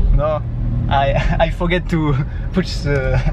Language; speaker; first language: English; non-native, learner; French